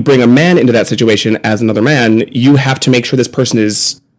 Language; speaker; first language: English; native; English